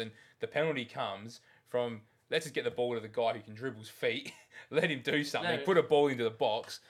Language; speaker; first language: English; native; English